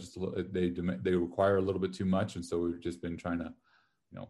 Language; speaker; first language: English; native; English